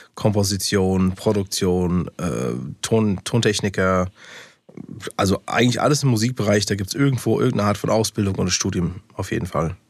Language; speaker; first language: German; early bilingual, other home language; English